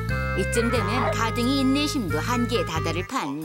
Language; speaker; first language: Korean; native; Korean